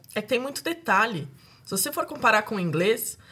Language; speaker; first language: Portuguese; native; Portuguese